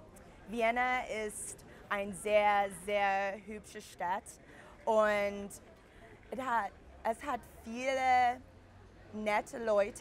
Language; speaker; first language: German; non-native, learner; English